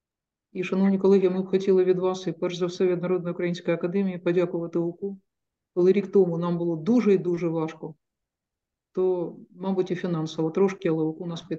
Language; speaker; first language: Ukrainian; native; Ukrainian